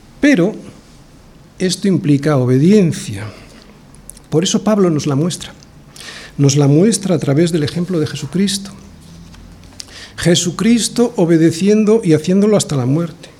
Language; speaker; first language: Spanish; native; Spanish